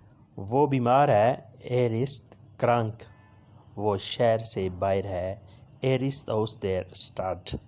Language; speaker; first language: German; non-native, learner; Urdu